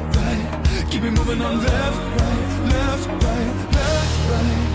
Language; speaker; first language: English; native; English